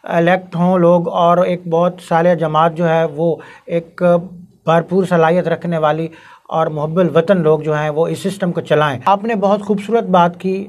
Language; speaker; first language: Urdu; non-native, local second language; Punjabi